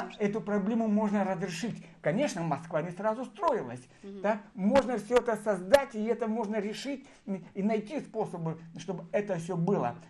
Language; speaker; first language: Russian; non-native, local second language; Gagauz